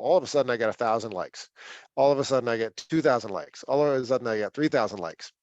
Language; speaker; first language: English; native; English